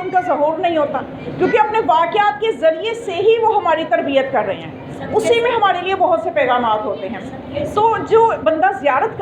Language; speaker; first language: Urdu; native; Urdu